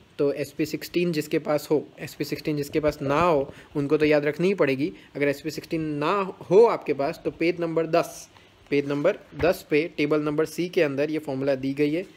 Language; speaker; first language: Hindi; non-native, local second language; Gujarati